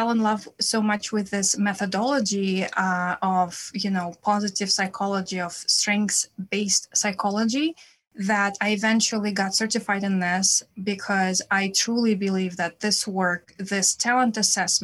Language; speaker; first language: English; non-native, fluent; Russian